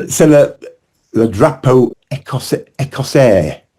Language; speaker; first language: French; non-native, learner; English